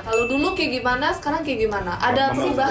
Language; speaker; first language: Indonesian; early bilingual, other home language; Korean